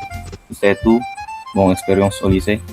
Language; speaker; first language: French; non-native, learner; Indonesian